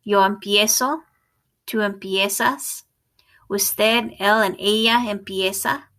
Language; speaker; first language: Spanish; non-native, fluent; English